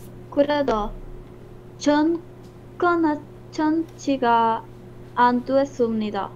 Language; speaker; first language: Korean; non-native, learner; Spanish